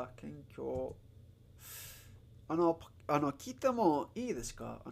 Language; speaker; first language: Japanese; non-native, learner; Spanish